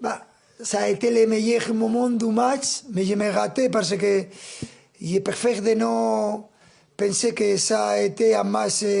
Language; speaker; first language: French; non-native, fluent; Spanish